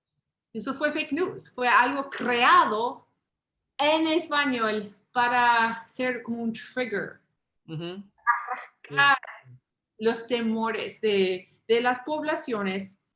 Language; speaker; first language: Spanish; early bilingual, heritage; English